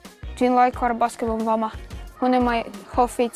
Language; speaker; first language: Welsh; non-native, learner; Ukrainian